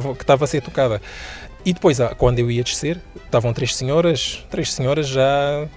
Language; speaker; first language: Portuguese; non-native, local second language; Kabuverdianu